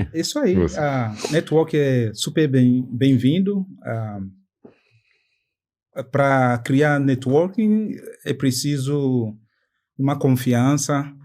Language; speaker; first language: Portuguese; non-native, fluent; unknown